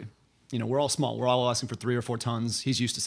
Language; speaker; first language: English; native; English